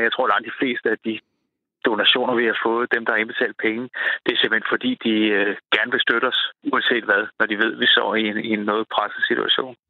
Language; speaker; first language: Danish; native; Danish